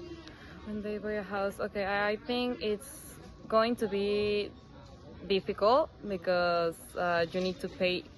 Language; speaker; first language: English; non-native, fluent; Spanish